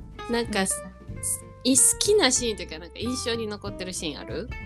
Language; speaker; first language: Japanese; early bilingual, heritage; Japanese